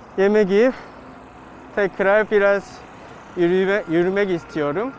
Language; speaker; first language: Turkish; non-native, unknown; Korean